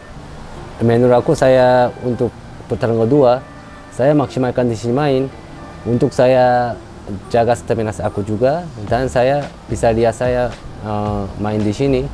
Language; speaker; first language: Indonesian; non-native, fluent; Korean